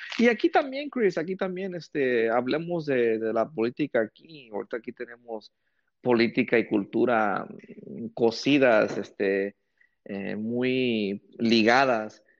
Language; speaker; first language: Spanish; early bilingual, heritage; Spanish